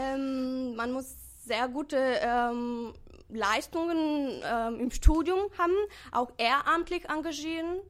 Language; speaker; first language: German; non-native, fluent; Bulgarian